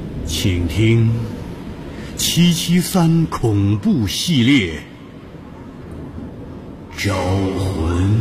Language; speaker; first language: Chinese; native; Chinese